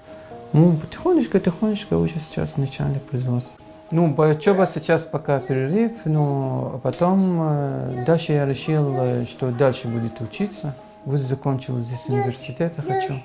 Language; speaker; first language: Russian; non-native, learner; Arabic